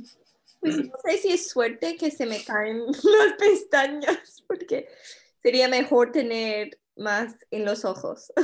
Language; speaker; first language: Spanish; early bilingual, heritage; Spanish